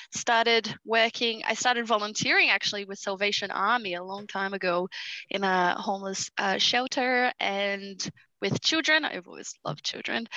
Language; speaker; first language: English; early bilingual, other home language; Portuguese